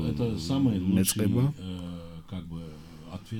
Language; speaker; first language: Russian; non-native, local second language; Georgian